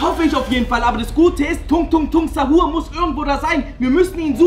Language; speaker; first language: German; native; German